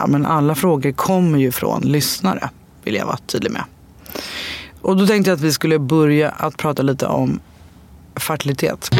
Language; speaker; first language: Swedish; native; Swedish